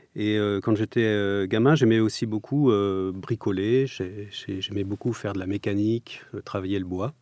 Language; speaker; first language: French; native; French